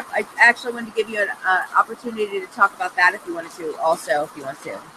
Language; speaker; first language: English; native; English